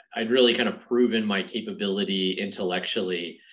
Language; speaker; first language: English; native; English